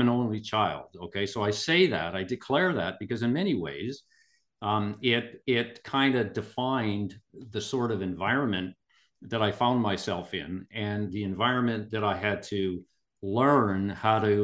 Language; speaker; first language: English; native; English